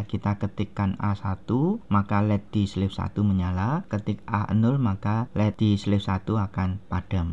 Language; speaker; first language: Indonesian; native; Indonesian